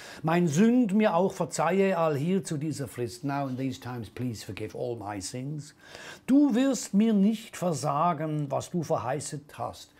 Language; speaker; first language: German; native; German